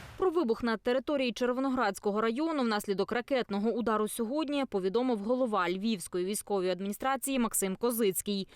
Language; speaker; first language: Ukrainian; native; Ukrainian